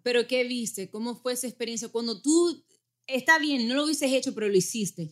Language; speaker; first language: Spanish; early bilingual, heritage; Spanish